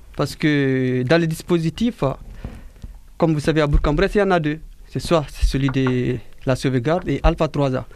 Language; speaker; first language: French; non-native, fluent; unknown